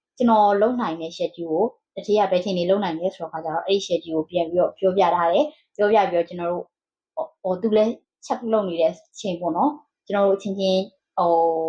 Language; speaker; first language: Burmese; native; Burmese